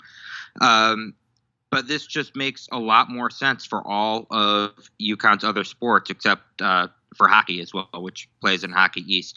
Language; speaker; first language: English; native; English